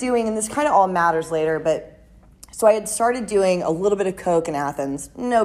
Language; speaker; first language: English; native; English